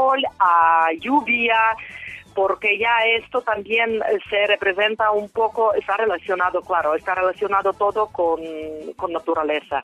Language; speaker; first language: Spanish; non-native, fluent; Ukrainian